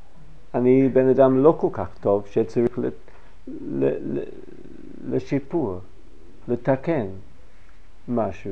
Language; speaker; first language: Hebrew; non-native, fluent; English